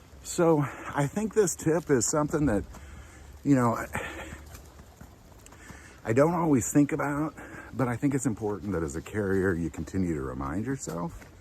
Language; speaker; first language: English; native; English